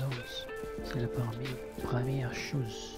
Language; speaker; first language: French; non-native, learner; Italian